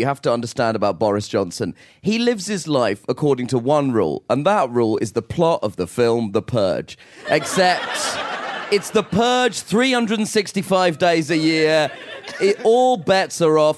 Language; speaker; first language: English; native; English